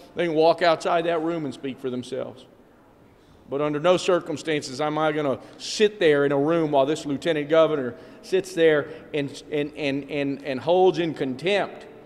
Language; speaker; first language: English; early bilingual, other home language; Spanish